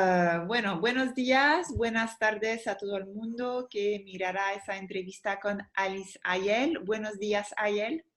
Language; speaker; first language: Spanish; non-native, fluent; French